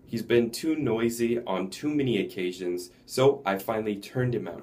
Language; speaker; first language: English; native; English